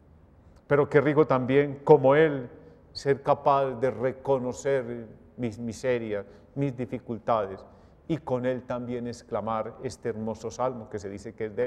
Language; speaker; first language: Spanish; native; Spanish